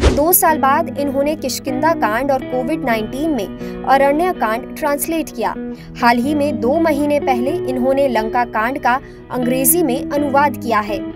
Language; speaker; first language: Hindi; native; Hindi